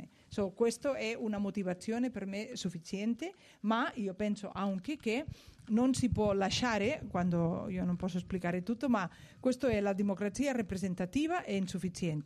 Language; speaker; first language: Italian; non-native, fluent; Spanish